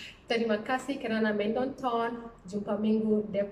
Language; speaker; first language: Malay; non-native, learner; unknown